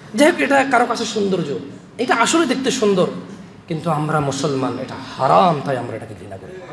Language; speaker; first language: Bangla; early bilingual, heritage; Bangla